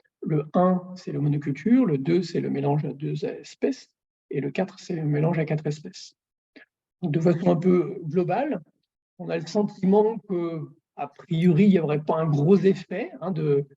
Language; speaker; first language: French; native; French